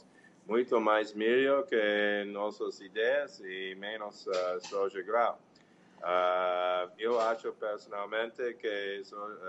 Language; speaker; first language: Portuguese; non-native, learner; English